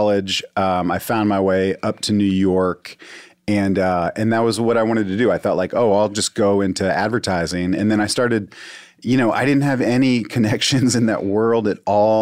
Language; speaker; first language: English; native; English